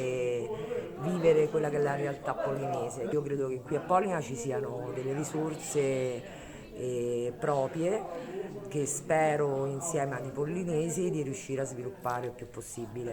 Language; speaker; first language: Italian; native; Italian